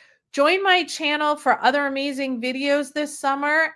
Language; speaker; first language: English; native; English